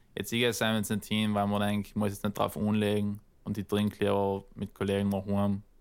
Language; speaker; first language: German; native; German